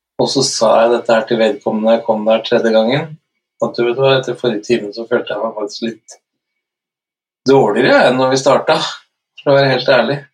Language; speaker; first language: Norwegian; native; Norwegian